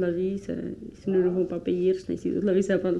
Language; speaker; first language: French; non-native, learner; Spanish